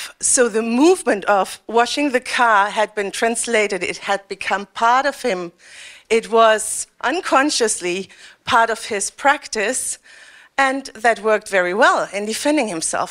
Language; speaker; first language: English; non-native, fluent; German